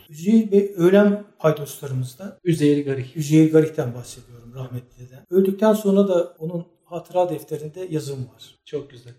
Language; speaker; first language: Turkish; native; Turkish